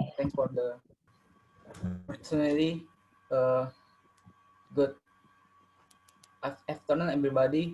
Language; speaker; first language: English; non-native, learner; Indonesian